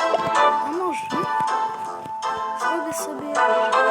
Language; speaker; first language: Polish; native; Polish